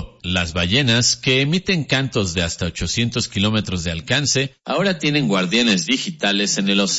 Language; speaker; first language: Spanish; native; Spanish